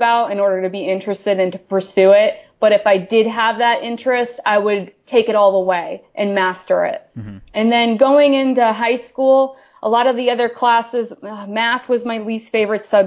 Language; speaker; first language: English; native; English